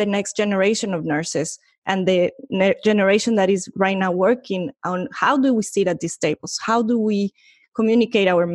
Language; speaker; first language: English; non-native, fluent; Spanish